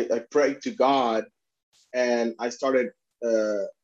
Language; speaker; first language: English; non-native, fluent; Spanish